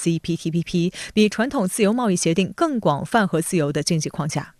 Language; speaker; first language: Chinese; native; Chinese